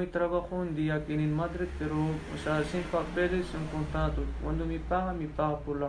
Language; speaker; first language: Spanish; non-native, learner; Berber languages